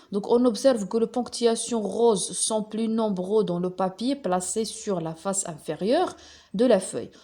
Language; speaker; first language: French; non-native, local second language; Arabic